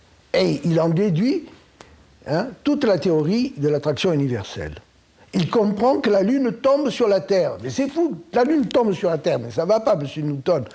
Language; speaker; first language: French; native; French